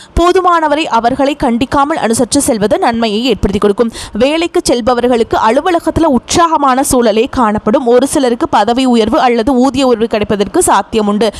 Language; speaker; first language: Tamil; native; Tamil